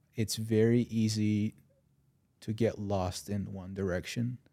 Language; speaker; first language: English; non-native, fluent; Arabic